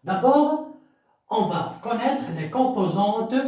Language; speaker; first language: French; non-native, local second language; Arabic